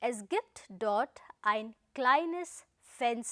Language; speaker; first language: German; non-native, fluent; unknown